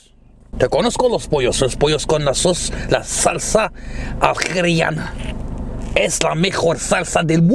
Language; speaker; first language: Spanish; non-native, learner; French